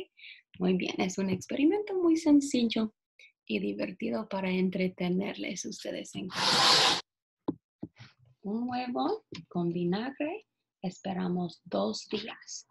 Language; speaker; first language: Spanish; non-native, fluent; English